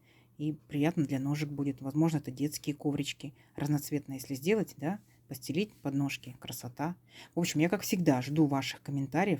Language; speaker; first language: Russian; native; Russian